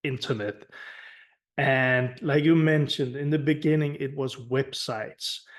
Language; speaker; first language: English; non-native, fluent; Danish